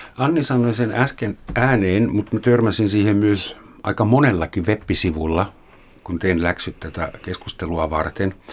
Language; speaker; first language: Finnish; native; Finnish